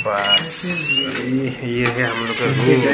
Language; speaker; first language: Hindi; non-native, local second language; Bangla